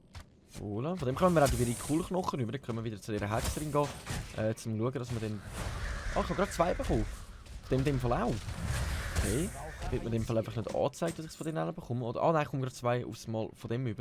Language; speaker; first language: German; native; German